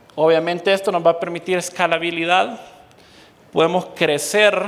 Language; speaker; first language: Spanish; native; Spanish